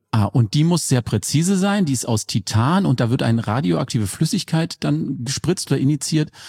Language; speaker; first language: German; native; German